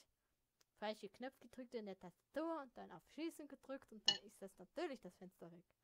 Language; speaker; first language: German; native; German